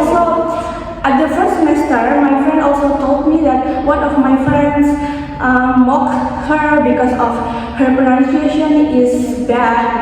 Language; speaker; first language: English; non-native, fluent; Indonesian